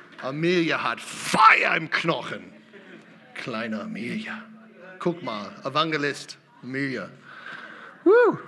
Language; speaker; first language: German; non-native, learner; English